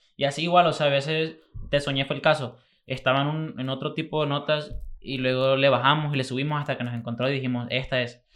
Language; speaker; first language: Spanish; native; Spanish